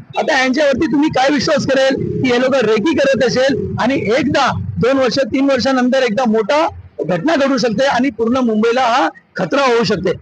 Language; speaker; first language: Marathi; non-native, local second language; Hindi